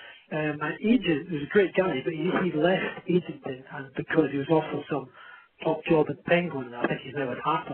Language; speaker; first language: English; native; English